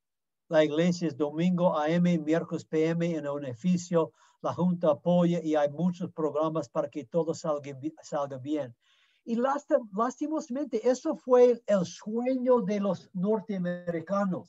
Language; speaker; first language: Spanish; non-native, fluent; English